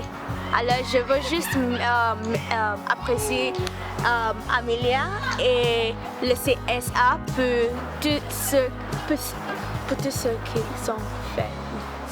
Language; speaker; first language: French; non-native, learner; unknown